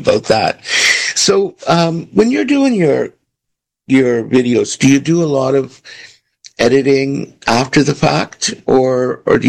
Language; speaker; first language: English; native; English